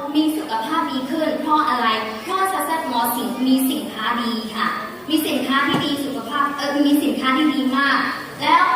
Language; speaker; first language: Thai; non-native, learner; Burmese